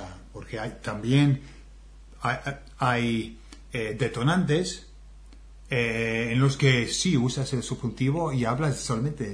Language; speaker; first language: Spanish; non-native, fluent; English